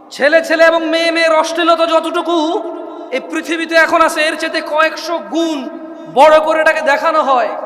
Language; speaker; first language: Bangla; early bilingual, heritage; Bangla